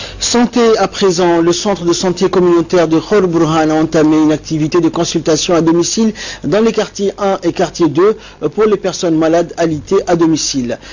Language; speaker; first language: French; non-native, local second language; Somali